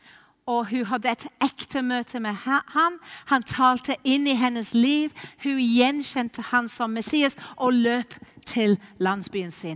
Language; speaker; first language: Norwegian; non-native, fluent; English